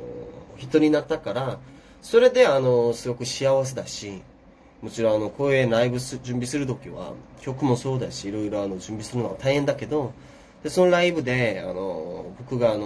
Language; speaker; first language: Japanese; non-native, fluent; Korean